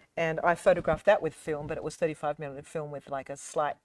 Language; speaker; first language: English; native; English